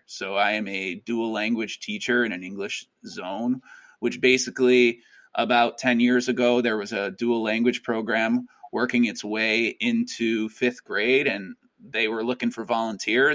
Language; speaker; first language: English; native; English